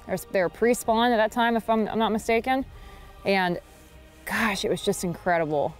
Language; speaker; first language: English; native; English